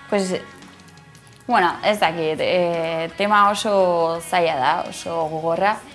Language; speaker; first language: Basque; non-native, local second language; Spanish